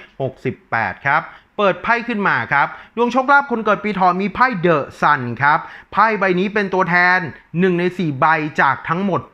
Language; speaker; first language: Thai; native; Thai